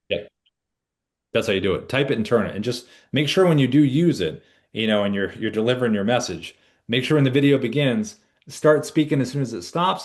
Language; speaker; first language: English; native; English